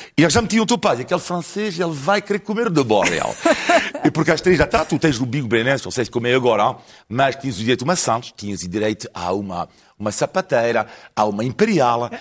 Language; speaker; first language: Portuguese; non-native, fluent; French